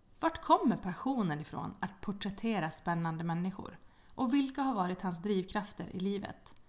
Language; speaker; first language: Swedish; native; Swedish